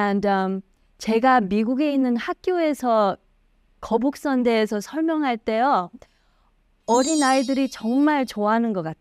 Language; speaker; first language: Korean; early bilingual, heritage; Korean